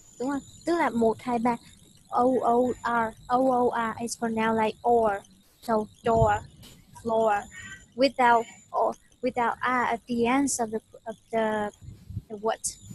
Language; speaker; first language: English; non-native, fluent; Vietnamese